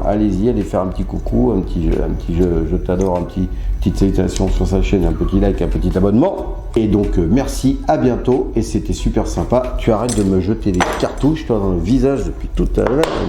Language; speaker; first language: French; native; French